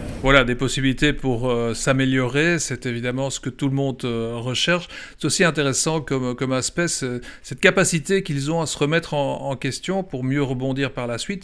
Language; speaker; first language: French; native; French